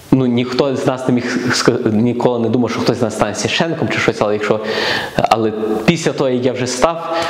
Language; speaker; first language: Ukrainian; early bilingual, heritage; Ukrainian